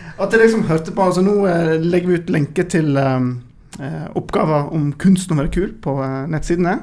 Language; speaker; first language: Norwegian; native; Norwegian